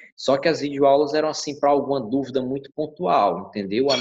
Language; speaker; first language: Portuguese; native; Portuguese